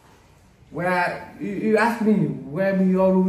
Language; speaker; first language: English; non-native, learner; Vietnamese